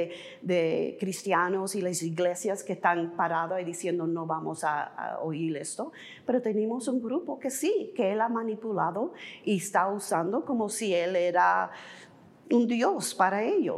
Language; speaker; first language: Spanish; early bilingual, heritage; English